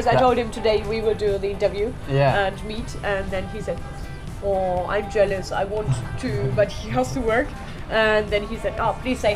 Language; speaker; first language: English; non-native, fluent; German